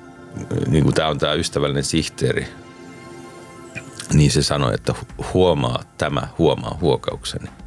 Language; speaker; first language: Finnish; native; Finnish